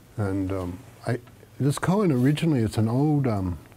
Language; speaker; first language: English; native; English